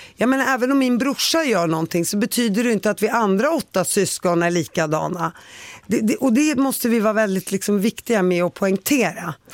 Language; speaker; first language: Swedish; native; Swedish